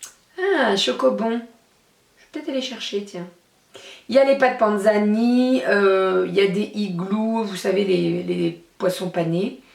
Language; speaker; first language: French; native; French